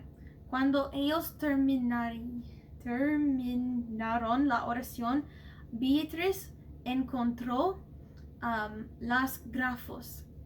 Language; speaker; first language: Spanish; non-native, learner; English